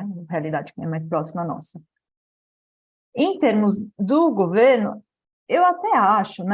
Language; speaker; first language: Portuguese; native; Portuguese